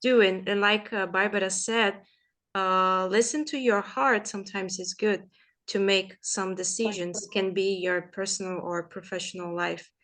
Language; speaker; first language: English; non-native, fluent; Portuguese